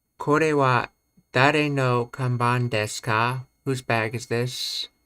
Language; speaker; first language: Japanese; non-native, learner; English